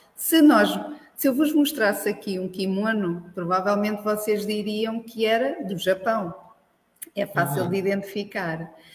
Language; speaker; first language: Portuguese; native; Portuguese